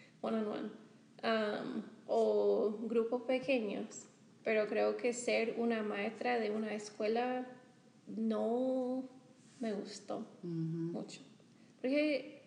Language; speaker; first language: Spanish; non-native, fluent; English